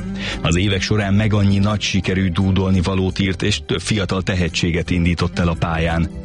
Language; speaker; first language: Hungarian; native; Hungarian